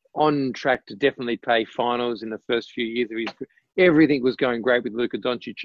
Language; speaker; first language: English; native; English